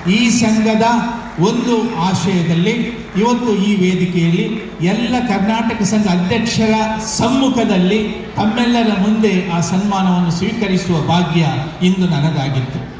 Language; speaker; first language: Kannada; native; Kannada